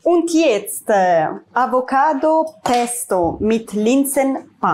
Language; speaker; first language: German; non-native, learner; Italian